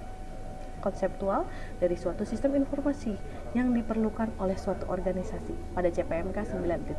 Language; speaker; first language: Indonesian; native; Indonesian